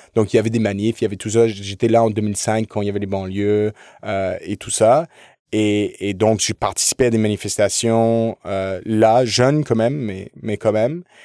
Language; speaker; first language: French; early bilingual, other home language; English